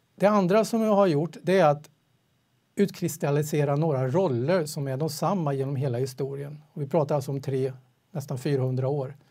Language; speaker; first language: Swedish; native; Swedish